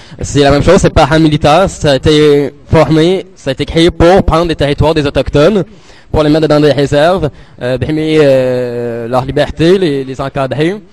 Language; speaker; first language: French; native; French